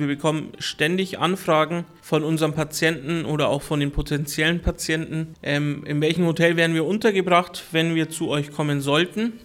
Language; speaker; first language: German; early bilingual, other home language; Turkish